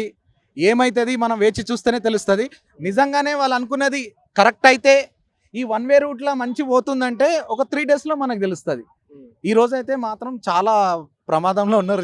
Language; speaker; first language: Telugu; native; Telugu